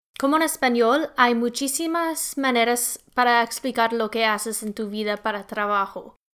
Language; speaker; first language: Spanish; non-native, learner; English